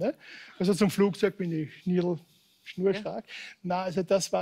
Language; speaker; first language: German; native; German